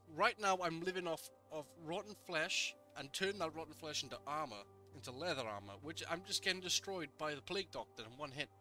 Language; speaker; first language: English; native; English